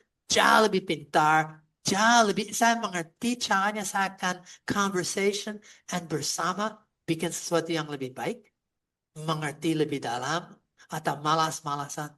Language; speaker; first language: Indonesian; non-native, fluent; English